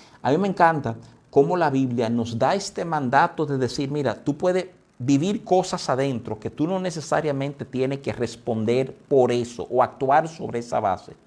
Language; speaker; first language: Spanish; native; Spanish